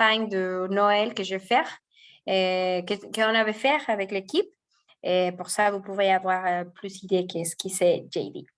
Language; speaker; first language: French; non-native, fluent; Spanish